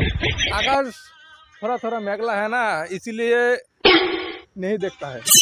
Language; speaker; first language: Hindi; non-native, local second language; Bangla